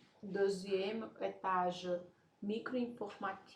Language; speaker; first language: French; non-native, learner; Portuguese